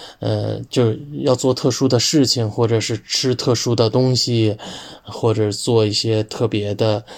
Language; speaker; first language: Chinese; native; Chinese